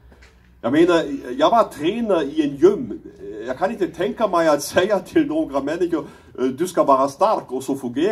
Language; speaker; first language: Swedish; non-native, learner; German